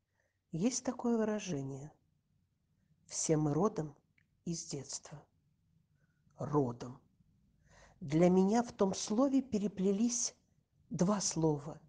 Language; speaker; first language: Russian; native; Russian